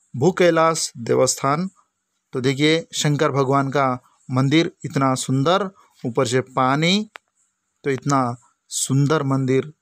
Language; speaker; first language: Hindi; non-native, local second language; Lambadi